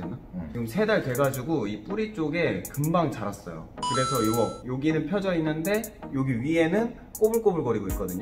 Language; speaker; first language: Korean; native; Korean